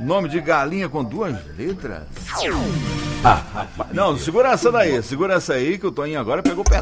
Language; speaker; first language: Portuguese; native; Portuguese